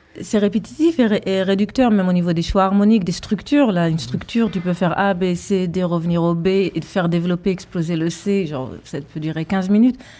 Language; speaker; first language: French; early bilingual, heritage; Hebrew